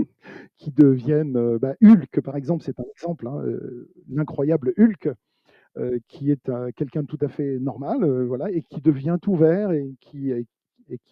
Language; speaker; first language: French; native; French